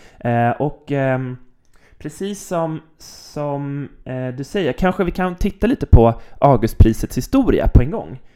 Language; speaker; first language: Swedish; native; Swedish